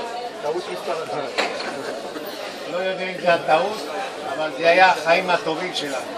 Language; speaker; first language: Hebrew; non-native, fluent; Spanish